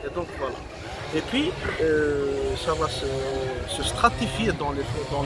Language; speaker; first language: French; non-native, local second language; Kabyle